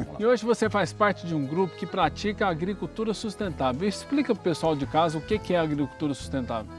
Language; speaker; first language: Portuguese; native; Portuguese